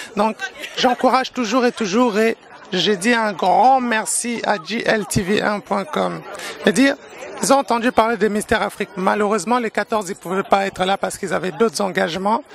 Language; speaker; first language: French; early bilingual, other home language; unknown